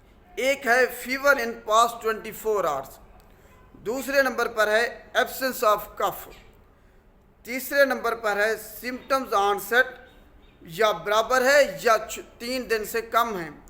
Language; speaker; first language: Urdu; non-native, local second language; Punjabi